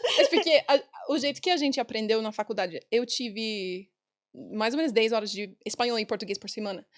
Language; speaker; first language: Portuguese; non-native, fluent; English